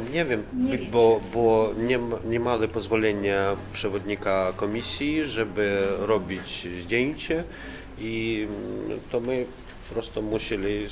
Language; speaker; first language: Polish; non-native, learner; Ukrainian